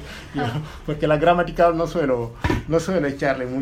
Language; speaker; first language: Spanish; non-native, fluent; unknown